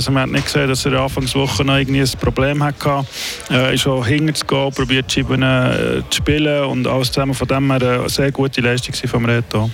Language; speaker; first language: German; native; German